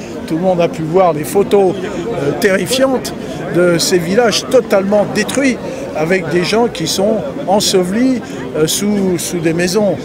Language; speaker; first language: French; native; French